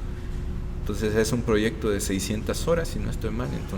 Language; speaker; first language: Spanish; native; Spanish